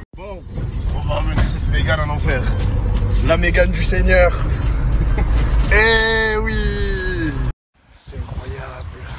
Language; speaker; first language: French; native; French